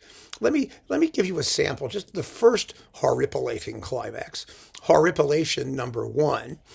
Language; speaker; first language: English; native; English